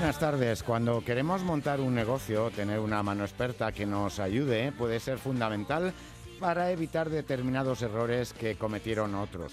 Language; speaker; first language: Spanish; native; Spanish